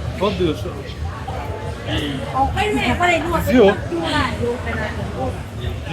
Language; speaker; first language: English; non-native, learner; Polish